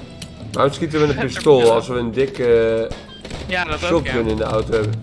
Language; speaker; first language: Dutch; native; Dutch